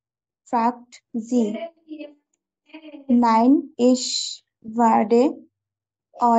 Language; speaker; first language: German; non-native, learner; Bangla